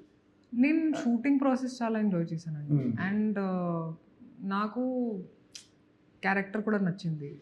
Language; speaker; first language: Telugu; non-native, fluent; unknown